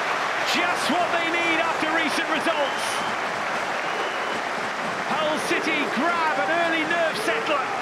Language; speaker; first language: English; native; English